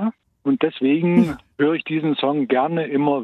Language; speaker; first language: German; native; German